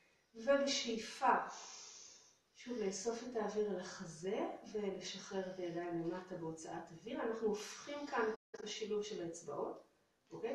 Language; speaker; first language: Hebrew; native; Hebrew